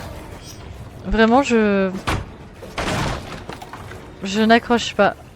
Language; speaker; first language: French; native; French